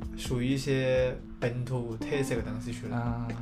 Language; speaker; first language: Chinese; non-native, local second language; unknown